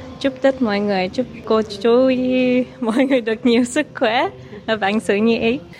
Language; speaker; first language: Vietnamese; early bilingual, heritage; Vietnamese